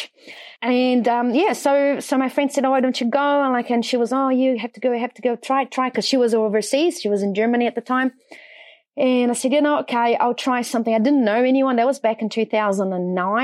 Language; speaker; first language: English; non-native, fluent; Portuguese